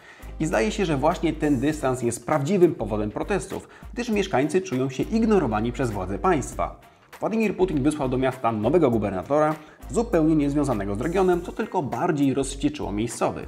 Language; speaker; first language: Polish; native; Polish